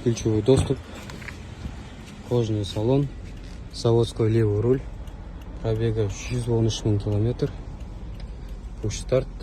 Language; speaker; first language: Russian; non-native, local second language; Kazakh